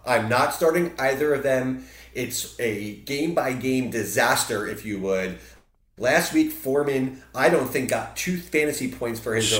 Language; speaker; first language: English; native; English